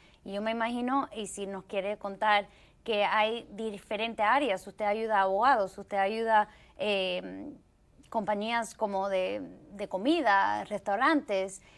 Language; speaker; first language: Spanish; early bilingual, heritage; Spanish